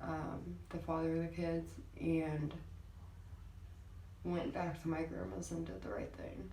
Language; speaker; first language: English; native; English